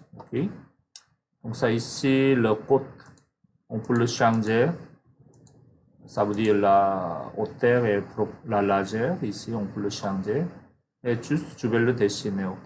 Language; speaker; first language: French; non-native, fluent; Korean